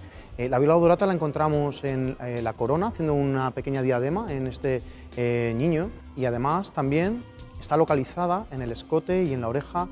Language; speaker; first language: Spanish; native; Spanish